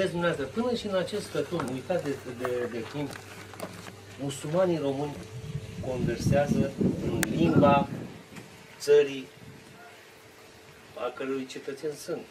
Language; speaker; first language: Romanian; non-native, local second language; Turkish